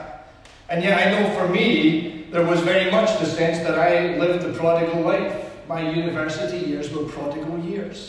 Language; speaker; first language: English; native; English